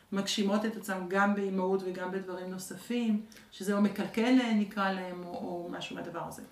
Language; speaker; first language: Hebrew; early bilingual, other home language; French